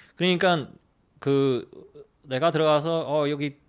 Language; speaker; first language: Korean; early bilingual, heritage; Korean